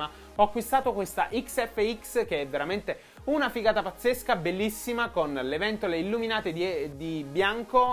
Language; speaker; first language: Italian; native; Italian